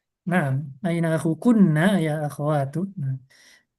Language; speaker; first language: Arabic; non-native, fluent; Indonesian